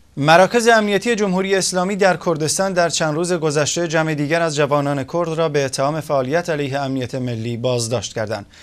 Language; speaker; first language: Persian; non-native, local second language; Central Kurdish